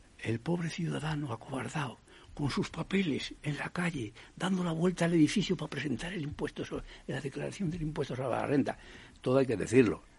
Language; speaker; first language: Spanish; native; Spanish